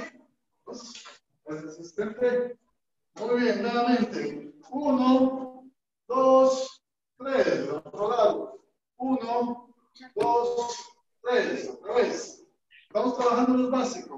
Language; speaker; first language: Spanish; native; Spanish